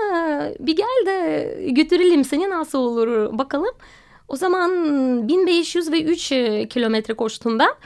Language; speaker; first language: Turkish; non-native, fluent; Russian